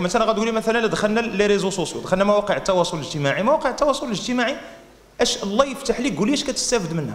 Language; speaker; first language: Arabic; native; Arabic